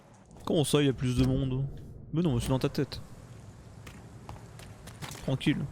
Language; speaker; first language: French; native; French